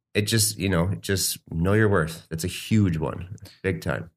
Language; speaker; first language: English; native; English